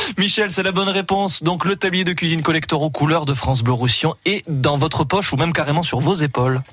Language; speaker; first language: French; native; French